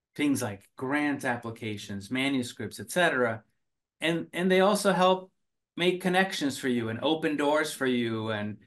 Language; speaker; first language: English; early bilingual, other home language; Finnish